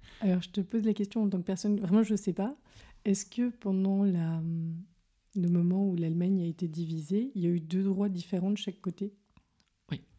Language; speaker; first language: French; native; French